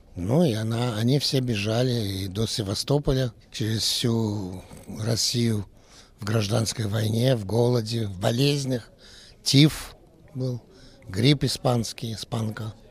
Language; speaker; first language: Russian; early bilingual, heritage; Russian